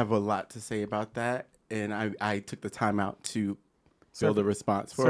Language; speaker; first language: English; native; English